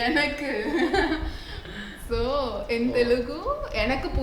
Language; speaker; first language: Telugu; non-native, learner; Tamil